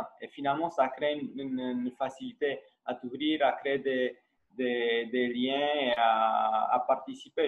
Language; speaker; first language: French; non-native, fluent; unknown